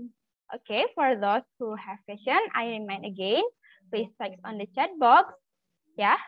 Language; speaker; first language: English; non-native, fluent; Indonesian